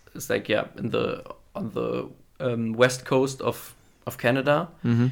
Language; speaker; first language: English; non-native, fluent; German